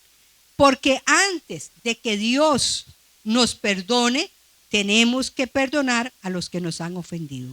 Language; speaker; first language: Spanish; native; Spanish